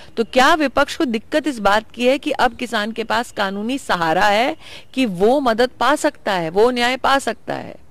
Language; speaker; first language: Hindi; native; Hindi